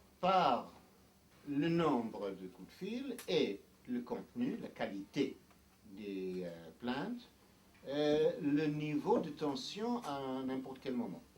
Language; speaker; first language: French; non-native, fluent; English